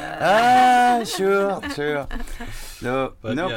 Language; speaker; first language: English; non-native, learner; French